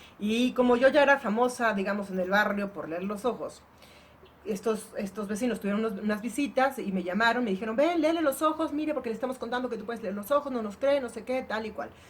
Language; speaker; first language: Spanish; native; Spanish